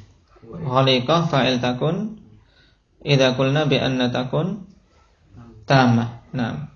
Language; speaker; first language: Arabic; non-native, fluent; Indonesian